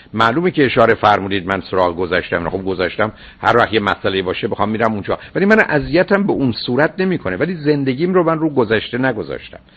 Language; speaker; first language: Persian; native; Persian